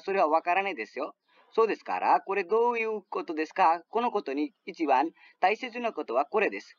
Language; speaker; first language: Japanese; non-native, learner; Nepali